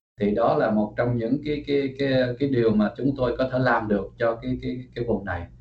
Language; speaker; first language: Vietnamese; early bilingual, heritage; Vietnamese